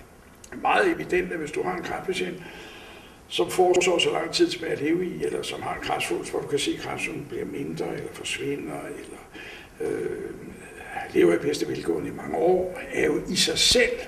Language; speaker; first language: Danish; native; Danish